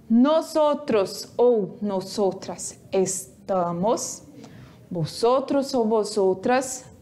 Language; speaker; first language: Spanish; non-native, fluent; Portuguese